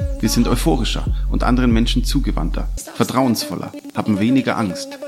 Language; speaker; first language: German; native; German